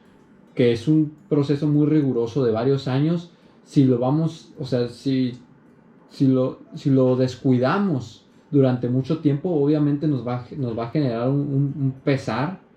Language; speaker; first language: Spanish; native; Spanish